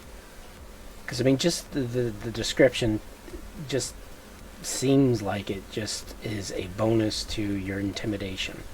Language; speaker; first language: English; native; English